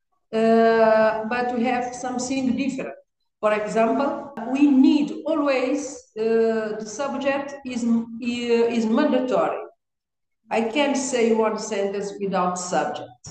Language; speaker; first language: English; non-native, learner; Kabuverdianu